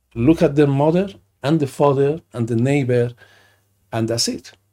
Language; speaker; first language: English; non-native, fluent; Persian